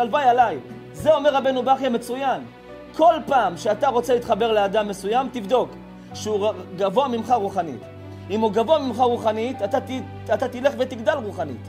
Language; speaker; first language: Hebrew; native; Hebrew